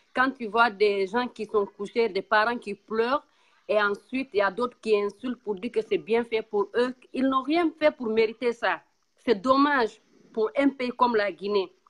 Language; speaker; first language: French; non-native, local second language; Fula